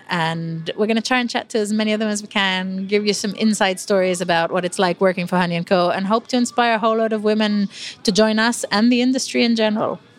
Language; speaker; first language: English; non-native, fluent; Hebrew